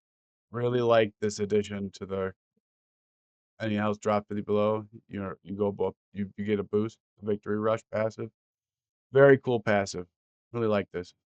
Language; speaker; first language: English; native; English